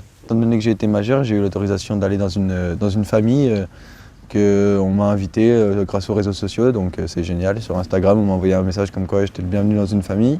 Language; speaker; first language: French; native; French